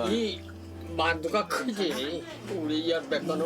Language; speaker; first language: Korean; native; Korean